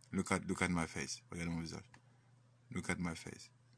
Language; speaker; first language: English; non-native, learner; French